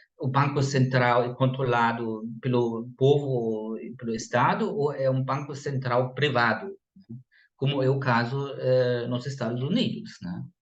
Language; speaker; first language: Portuguese; non-native, fluent; German